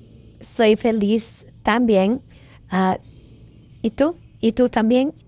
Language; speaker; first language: Spanish; non-native, learner; English